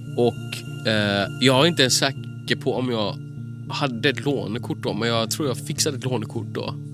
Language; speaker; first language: Swedish; early bilingual, other home language; Finnish